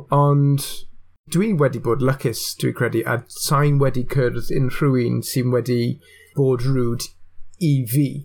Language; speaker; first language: Welsh; non-native, local second language; English